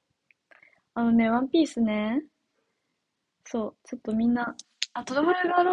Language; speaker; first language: Japanese; native; Japanese